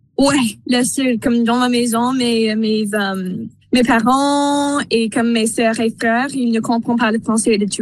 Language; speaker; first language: French; non-native, local second language; English